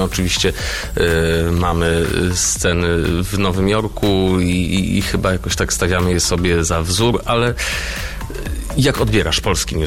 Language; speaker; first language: Polish; native; Polish